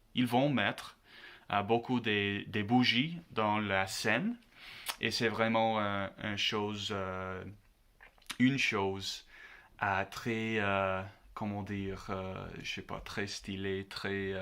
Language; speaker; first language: French; non-native, learner; English